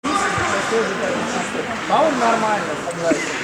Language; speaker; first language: Russian; native; Russian